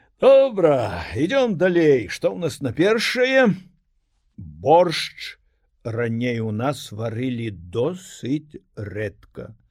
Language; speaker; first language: Belarusian; non-native, local second language; Russian